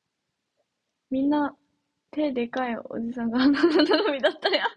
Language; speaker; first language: Japanese; native; Japanese